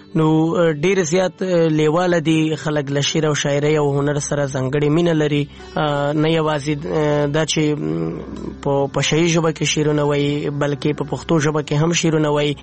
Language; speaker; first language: Pashto; non-native, local second language; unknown